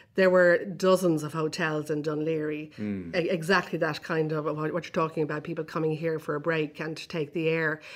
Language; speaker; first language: English; native; English